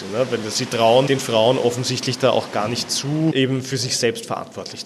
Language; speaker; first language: German; native; German